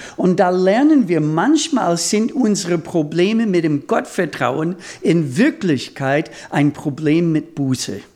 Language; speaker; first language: German; non-native, fluent; English